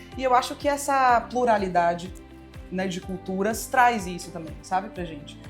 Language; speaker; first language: Portuguese; early bilingual, heritage; Portuguese